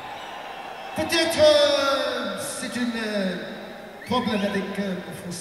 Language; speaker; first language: French; non-native, learner; English